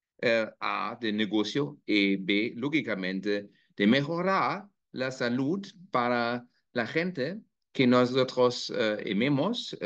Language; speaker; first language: Spanish; non-native, learner; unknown